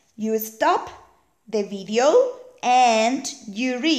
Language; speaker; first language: English; non-native, fluent; Spanish